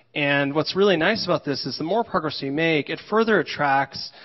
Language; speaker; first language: English; native; English